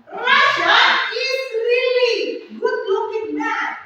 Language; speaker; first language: English; non-native, learner; Indonesian